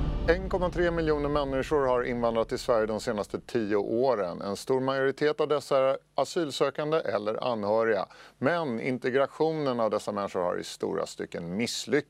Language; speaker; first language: Swedish; native; Swedish